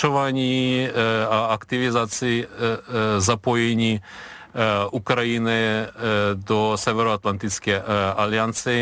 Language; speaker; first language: Czech; non-native, fluent; Ukrainian